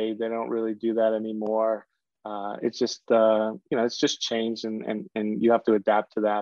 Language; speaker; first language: English; native; English